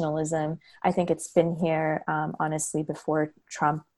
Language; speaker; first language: English; native; English